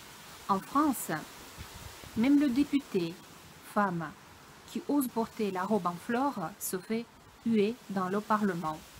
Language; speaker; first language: French; non-native, fluent; Russian